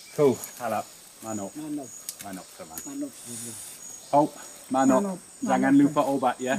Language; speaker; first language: Indonesian; non-native, learner; English